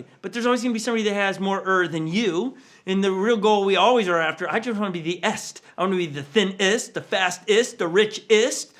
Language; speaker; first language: English; native; English